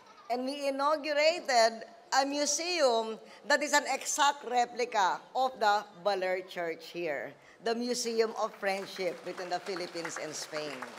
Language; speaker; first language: English; non-native, local second language; Filipino